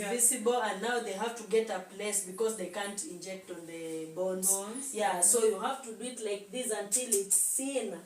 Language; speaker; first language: English; non-native, local second language; Swahili